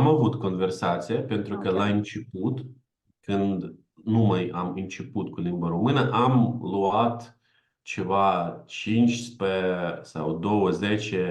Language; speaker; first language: Romanian; non-native, learner; Ukrainian